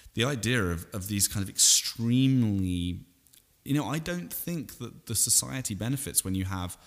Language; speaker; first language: English; native; English